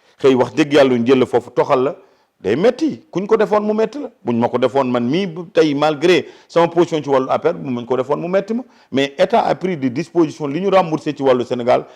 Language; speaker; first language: Wolof; non-native, local second language; Fula